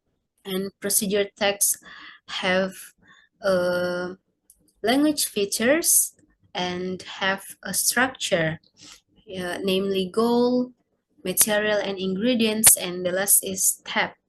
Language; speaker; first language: English; non-native, learner; Indonesian